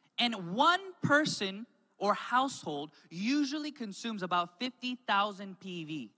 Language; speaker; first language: English; native; English